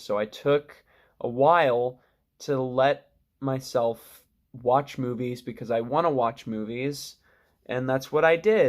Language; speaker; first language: English; native; English